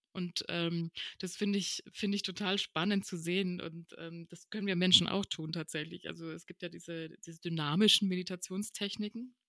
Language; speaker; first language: German; early bilingual, other home language; Spanish